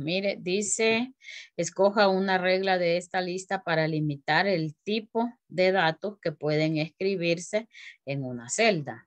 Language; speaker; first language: Spanish; native; Spanish